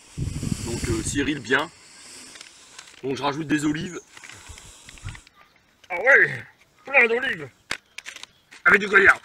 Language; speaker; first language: French; native; French